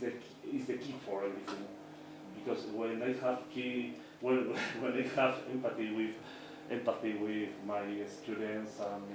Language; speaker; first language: English; non-native, fluent; Spanish